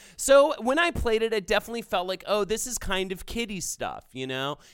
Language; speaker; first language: English; native; English